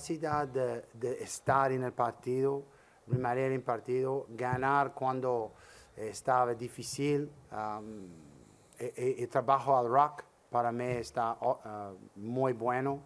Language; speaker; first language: Spanish; non-native, learner; English